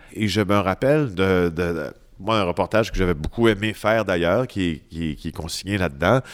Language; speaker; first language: French; native; French